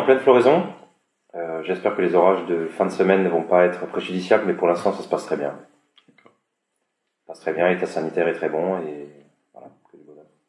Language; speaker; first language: French; native; French